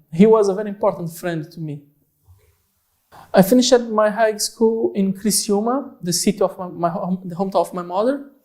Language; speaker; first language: English; non-native, learner; Portuguese